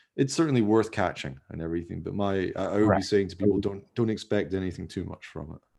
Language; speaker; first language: English; native; English